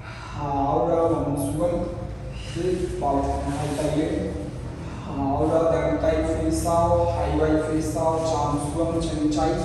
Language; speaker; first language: Vietnamese; non-native, learner; Hindi